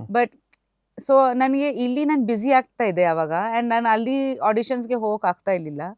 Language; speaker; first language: Kannada; non-native, fluent; Bangla